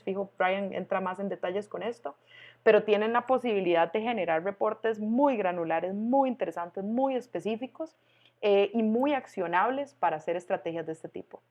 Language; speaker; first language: Spanish; native; Spanish